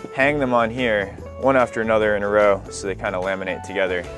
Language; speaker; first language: English; native; English